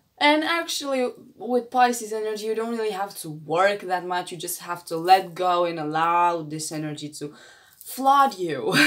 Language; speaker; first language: English; non-native, fluent; Romanian